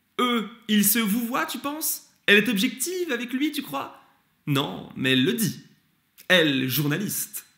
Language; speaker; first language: French; early bilingual, other home language; Turkish